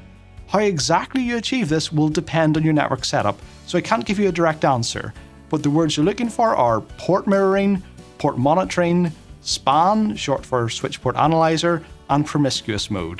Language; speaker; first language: English; native; English